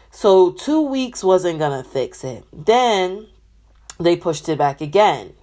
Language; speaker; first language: English; native; English